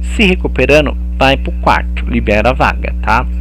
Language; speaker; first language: Portuguese; native; Portuguese